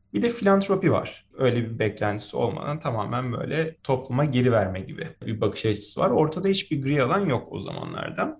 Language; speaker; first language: Turkish; native; Turkish